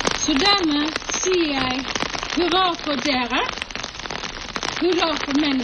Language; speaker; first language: Norwegian; non-native, fluent; English